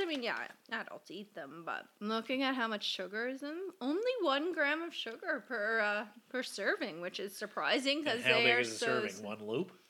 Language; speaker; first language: English; native; English